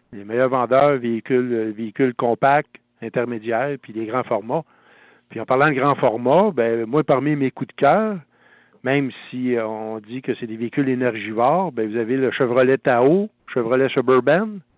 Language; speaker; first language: French; native; French